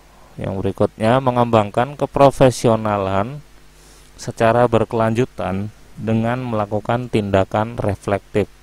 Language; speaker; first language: Indonesian; native; Indonesian